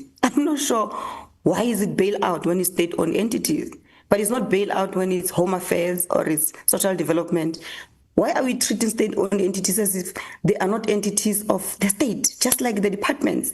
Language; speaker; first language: English; non-native, local second language; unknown